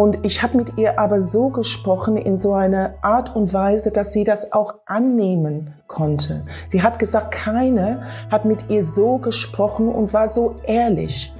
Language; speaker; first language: German; non-native, fluent; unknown